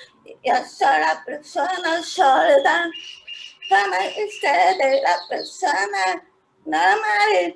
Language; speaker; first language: Spanish; non-native, local second language; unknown